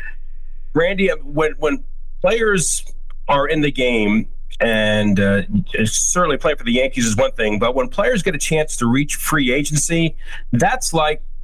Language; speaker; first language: English; native; English